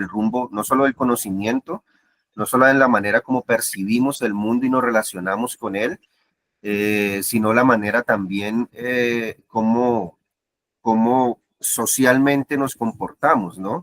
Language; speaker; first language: Spanish; native; Spanish